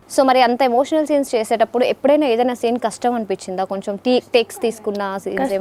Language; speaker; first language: Telugu; native; Telugu